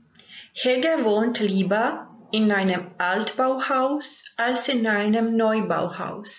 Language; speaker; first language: German; non-native, fluent; Croatian